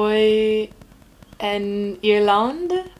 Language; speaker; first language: Spanish; non-native, learner; English